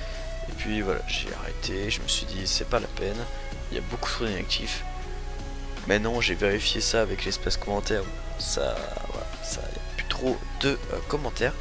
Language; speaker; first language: French; native; French